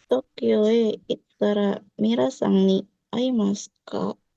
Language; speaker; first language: Japanese; non-native, learner; Indonesian